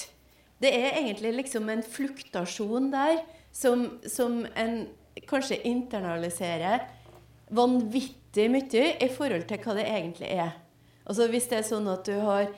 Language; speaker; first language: Norwegian; native; Norwegian